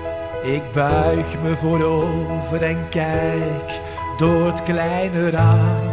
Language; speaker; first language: Dutch; native; Dutch